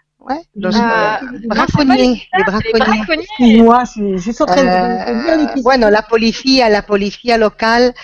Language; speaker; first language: French; non-native, fluent; Spanish